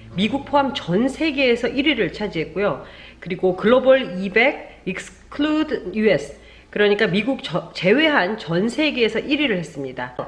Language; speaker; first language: Korean; native; Korean